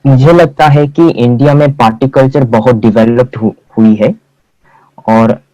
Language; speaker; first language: Hindi; non-native, fluent; Korean